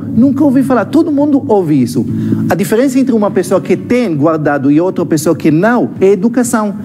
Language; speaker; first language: Portuguese; non-native, fluent; Hebrew